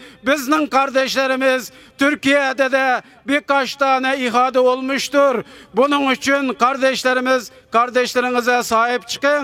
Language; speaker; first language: Turkish; non-native, fluent; Uyghur